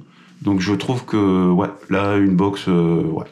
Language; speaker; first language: French; native; French